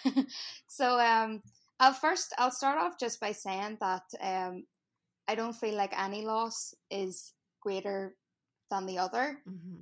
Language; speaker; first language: English; native; English